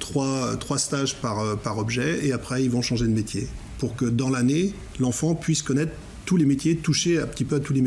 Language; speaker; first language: French; native; French